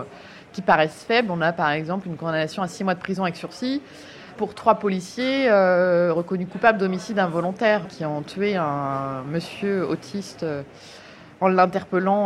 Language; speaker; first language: French; native; French